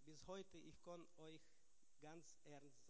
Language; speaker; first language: German; non-native, learner; Russian